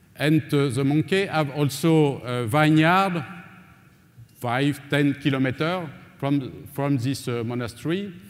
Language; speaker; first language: English; non-native, learner; French